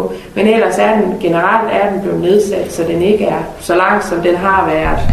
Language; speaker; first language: Danish; native; Danish